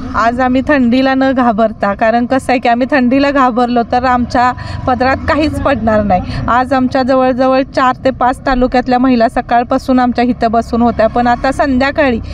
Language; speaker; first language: Marathi; native; Marathi